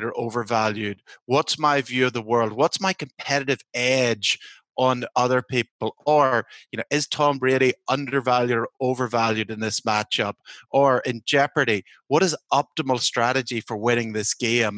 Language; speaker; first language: English; native; English